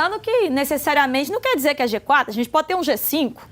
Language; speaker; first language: Portuguese; native; Portuguese